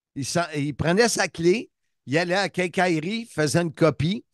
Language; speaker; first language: French; native; French